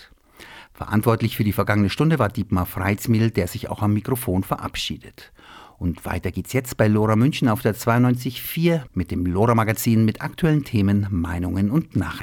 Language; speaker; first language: German; native; German